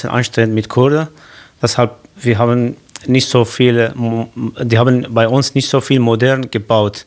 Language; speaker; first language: German; non-native, learner; Kurdish